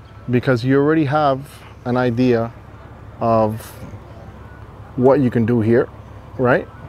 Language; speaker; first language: English; early bilingual, other home language; Spanish